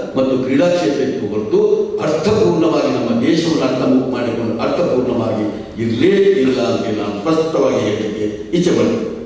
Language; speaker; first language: Kannada; non-native, local second language; Tulu